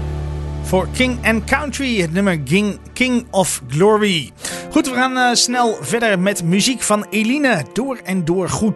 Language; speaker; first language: Dutch; native; Dutch